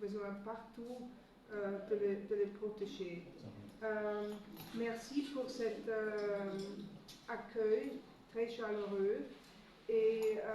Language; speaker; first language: French; non-native, fluent; German